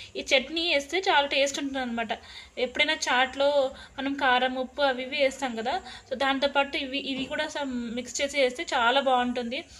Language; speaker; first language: Telugu; non-native, local second language; Lambadi